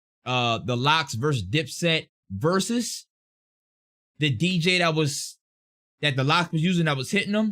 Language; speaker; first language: English; native; English